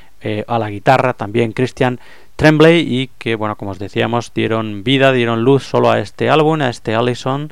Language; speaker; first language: Spanish; native; Spanish